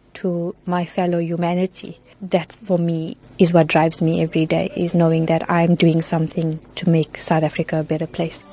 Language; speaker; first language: English; native; English